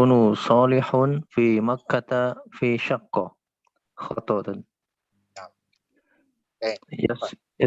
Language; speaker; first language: Arabic; non-native, learner; Indonesian